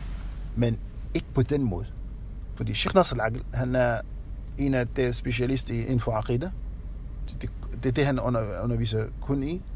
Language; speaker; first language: Danish; non-native, fluent; Arabic